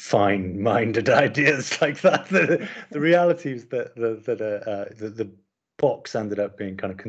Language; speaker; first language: English; native; English